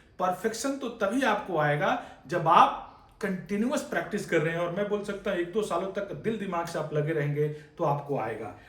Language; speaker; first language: Hindi; native; Hindi